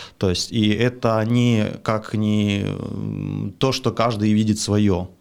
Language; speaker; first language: Russian; native; Russian